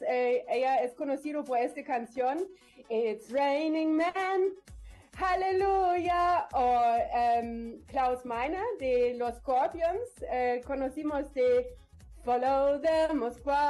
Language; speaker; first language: Spanish; non-native, learner; German